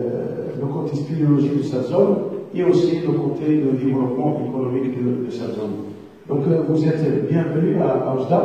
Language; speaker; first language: French; non-native, local second language; Arabic